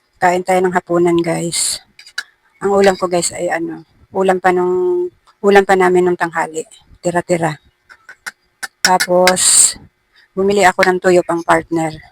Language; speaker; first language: Filipino; non-native, local second language; Cebuano